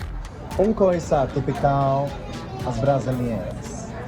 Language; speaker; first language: Portuguese; non-native, learner; Spanish